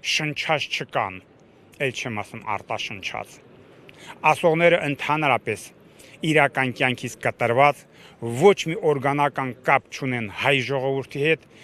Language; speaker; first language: Armenian; native; Armenian